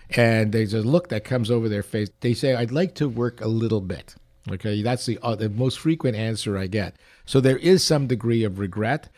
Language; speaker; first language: English; early bilingual, other home language; Yiddish